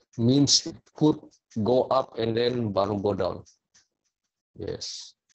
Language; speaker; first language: English; non-native, local second language; Malay